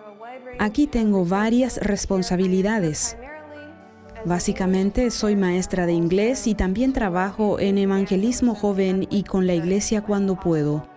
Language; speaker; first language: Spanish; non-native, fluent; English